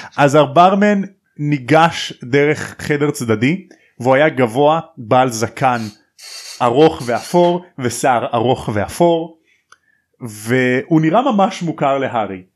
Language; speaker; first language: Hebrew; native; Hebrew